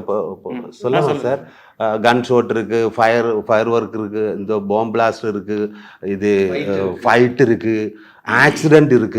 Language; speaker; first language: Tamil; non-native, learner; Malayalam